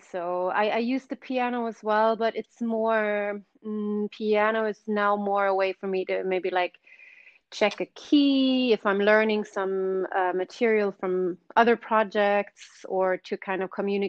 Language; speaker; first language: English; non-native, fluent; Swedish